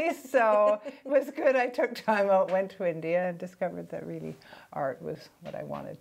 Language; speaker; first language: English; native; English